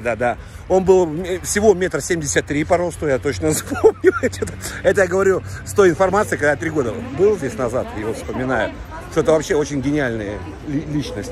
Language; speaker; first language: Russian; native; Russian